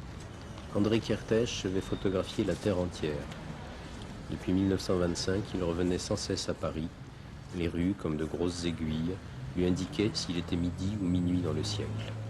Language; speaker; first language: French; native; French